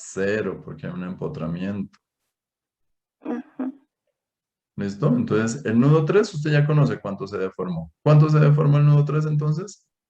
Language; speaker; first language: Spanish; native; Spanish